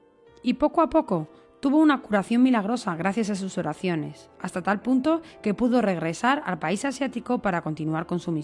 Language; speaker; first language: Spanish; native; Spanish